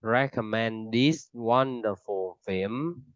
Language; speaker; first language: English; non-native, fluent; Vietnamese